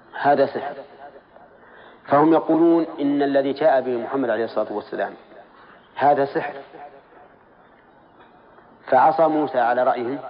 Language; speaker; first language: Arabic; native; Arabic